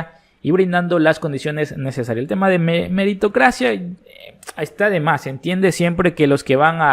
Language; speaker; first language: Spanish; native; Spanish